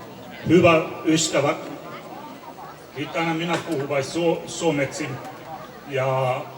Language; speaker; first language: Finnish; non-native, fluent; Burmese